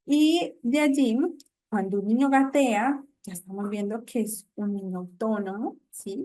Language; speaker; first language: Spanish; native; Spanish